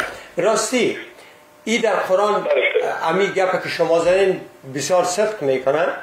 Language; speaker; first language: Persian; native; Persian